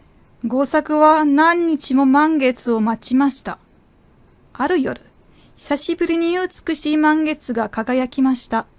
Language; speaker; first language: Japanese; non-native, fluent; German